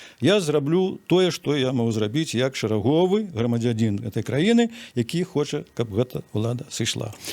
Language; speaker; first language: Belarusian; native; Belarusian